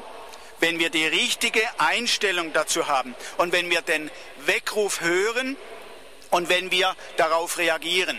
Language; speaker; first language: German; native; German